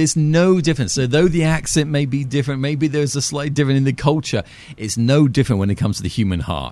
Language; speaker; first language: English; native; English